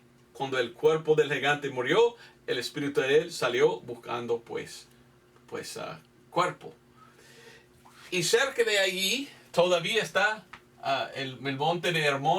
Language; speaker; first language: Spanish; non-native, fluent; English